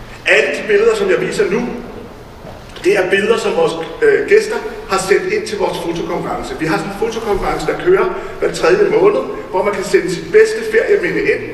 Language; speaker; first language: Danish; native; Danish